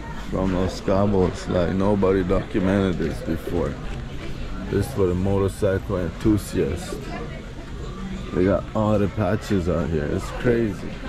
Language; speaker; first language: English; native; English